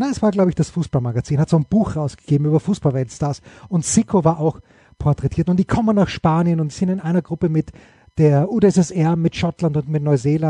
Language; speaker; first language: German; native; German